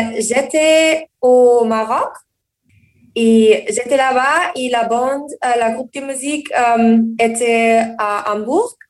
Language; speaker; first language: French; non-native, learner; German